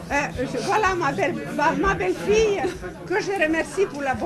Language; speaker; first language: French; non-native, fluent; Serbian